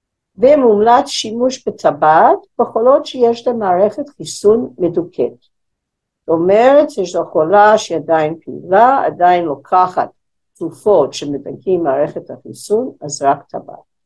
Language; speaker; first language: Hebrew; non-native, fluent; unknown